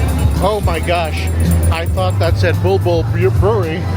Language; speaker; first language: English; native; English